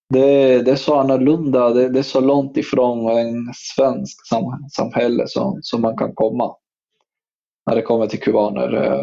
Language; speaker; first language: Swedish; non-native, fluent; Spanish